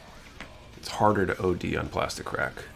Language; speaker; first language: English; native; English